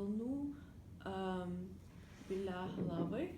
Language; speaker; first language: Czech; non-native, learner; Ukrainian